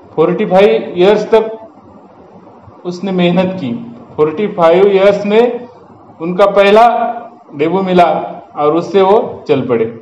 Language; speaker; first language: Hindi; non-native, local second language; Marathi